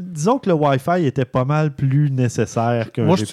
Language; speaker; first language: French; native; French